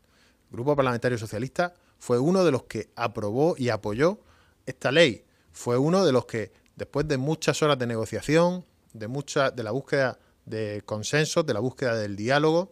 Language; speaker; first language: Spanish; native; Spanish